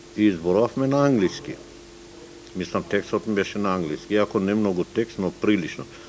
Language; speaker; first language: Macedonian; non-native, local second language; Turkish